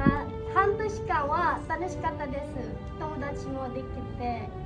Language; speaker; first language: Japanese; non-native, learner; Filipino